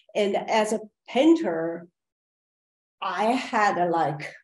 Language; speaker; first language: English; non-native, fluent; Chinese